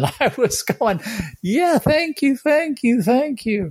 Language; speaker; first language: English; native; English